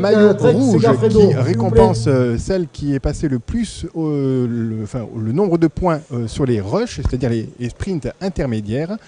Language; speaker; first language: French; native; French